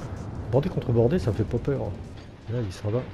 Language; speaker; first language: French; native; French